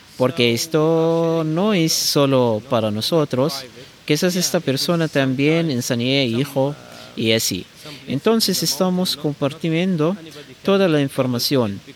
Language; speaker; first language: Spanish; non-native, learner; Arabic